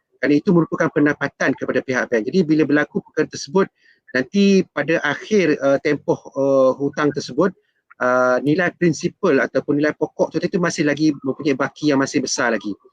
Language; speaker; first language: Malay; native; Malay